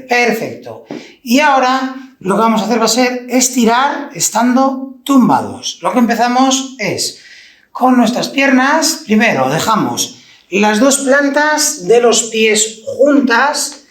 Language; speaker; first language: Spanish; native; Spanish